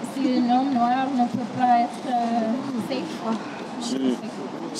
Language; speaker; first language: French; non-native, learner; English